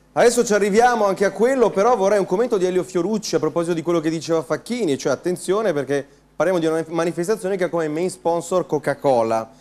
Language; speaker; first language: Italian; native; Italian